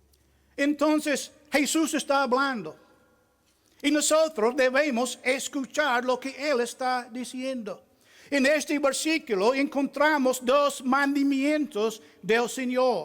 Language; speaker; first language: Spanish; non-native, fluent; English